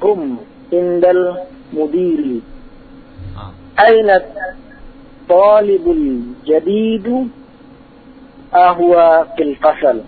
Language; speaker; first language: Arabic; non-native, learner; Indonesian